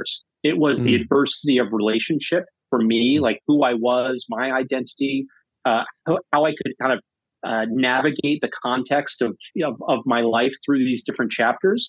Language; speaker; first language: English; native; English